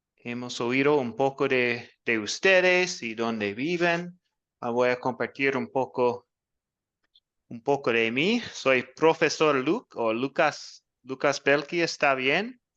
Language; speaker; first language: Spanish; non-native, learner; English